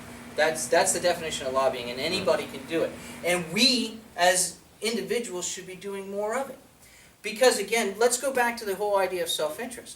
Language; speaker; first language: English; native; English